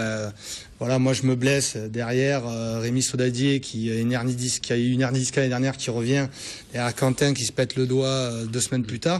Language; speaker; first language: French; native; French